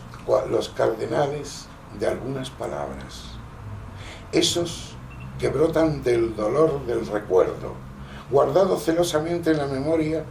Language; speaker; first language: Spanish; native; Spanish